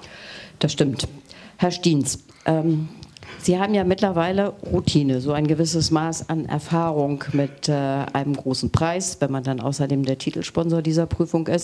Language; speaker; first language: German; native; German